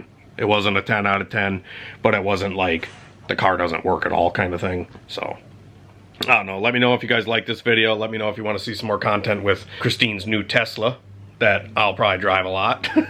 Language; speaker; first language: English; native; English